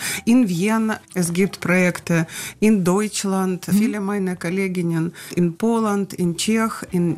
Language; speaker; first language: German; non-native, learner; Russian